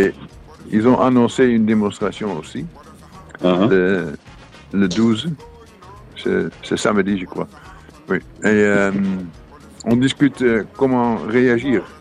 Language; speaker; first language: French; non-native, fluent; Dutch